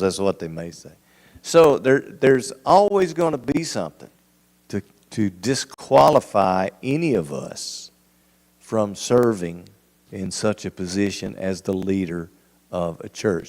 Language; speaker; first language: English; native; English